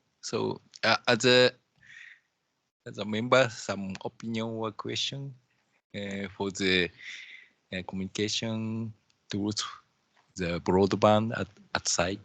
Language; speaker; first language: English; non-native, learner; Japanese